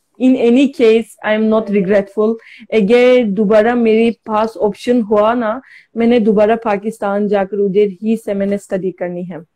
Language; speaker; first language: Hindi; non-native, learner; Turkish